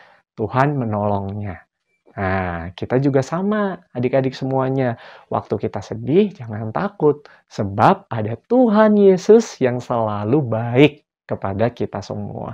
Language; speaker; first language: Indonesian; native; Indonesian